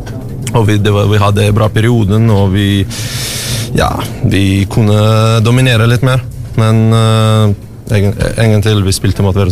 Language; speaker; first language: Norwegian; non-native, learner; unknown